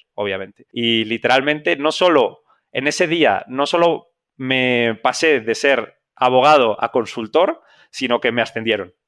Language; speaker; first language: Spanish; native; Spanish